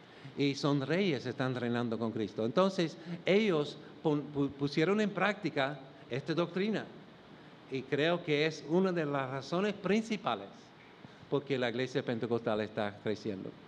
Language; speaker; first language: Spanish; non-native, fluent; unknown